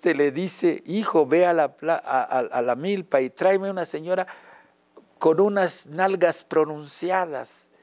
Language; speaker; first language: Spanish; non-native, local second language; Yucateco